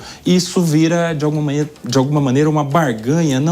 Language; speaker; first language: Portuguese; native; Portuguese